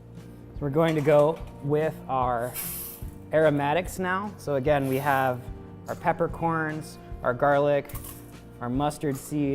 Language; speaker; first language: English; native; English